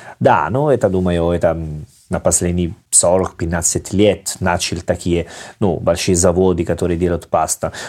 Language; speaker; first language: Russian; non-native, fluent; Italian